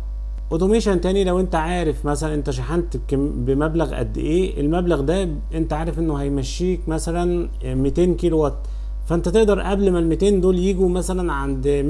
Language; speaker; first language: Arabic; native; Arabic